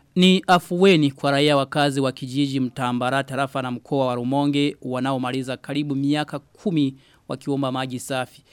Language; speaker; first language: Swahili; non-native, local second language; Rundi